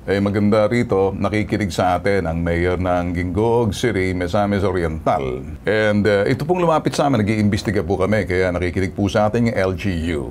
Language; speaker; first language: Filipino; native; Filipino